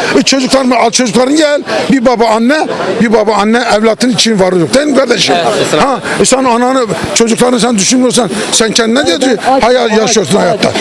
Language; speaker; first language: Turkish; native; Turkish